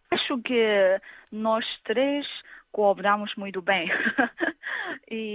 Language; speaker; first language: Portuguese; non-native, fluent; Chinese